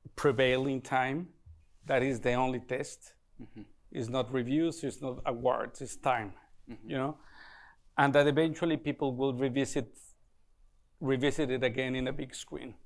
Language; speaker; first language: English; non-native, fluent; Spanish